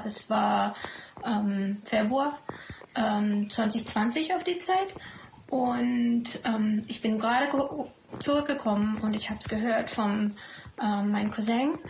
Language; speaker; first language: German; non-native, fluent; English